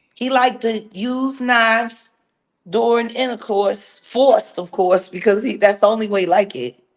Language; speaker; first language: English; native; English